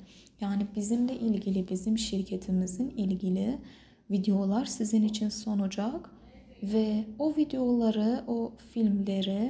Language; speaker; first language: Turkish; non-native, fluent; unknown